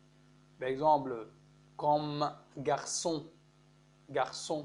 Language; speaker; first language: French; non-native, fluent; Arabic